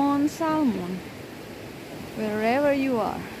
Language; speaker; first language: English; non-native, learner; Indonesian